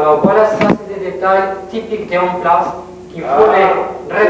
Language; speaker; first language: French; non-native, learner; Spanish